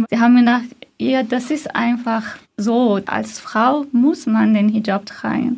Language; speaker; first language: German; non-native, fluent; Persian